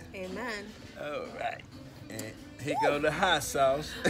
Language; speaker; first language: English; native; English